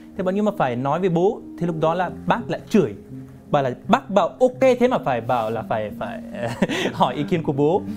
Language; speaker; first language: Vietnamese; non-native, fluent; Arabic